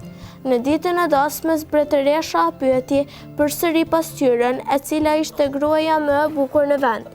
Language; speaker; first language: Albanian; native; Albanian